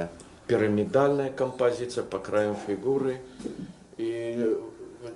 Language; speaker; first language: Russian; non-native, local second language; Azerbaijani